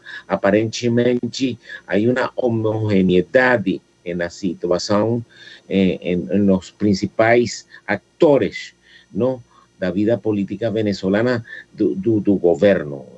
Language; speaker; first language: Portuguese; non-native, fluent; Spanish